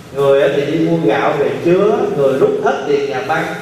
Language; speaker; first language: Vietnamese; early bilingual, heritage; Vietnamese